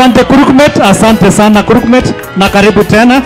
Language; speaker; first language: Swahili; non-native, local second language; Kalenjin